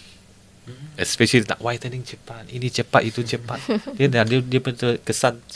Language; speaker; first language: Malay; non-native, local second language; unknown